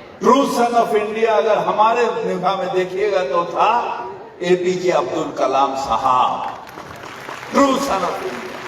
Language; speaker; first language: Urdu; native; Urdu